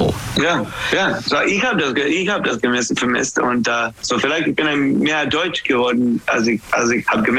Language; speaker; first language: German; non-native, learner; English